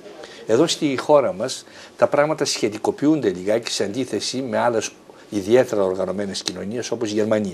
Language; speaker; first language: Greek; native; Greek